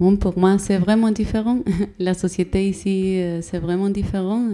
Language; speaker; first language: French; non-native, fluent; Spanish